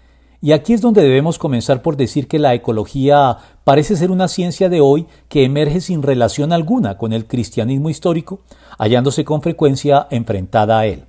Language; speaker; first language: Spanish; native; Spanish